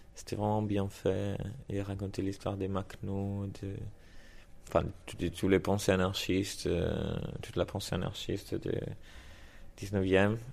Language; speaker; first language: French; native; French